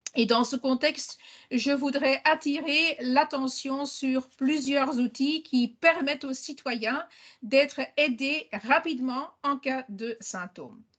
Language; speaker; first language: French; non-native, local second language; Dutch